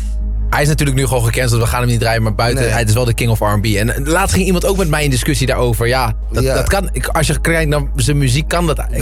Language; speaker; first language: Dutch; native; Dutch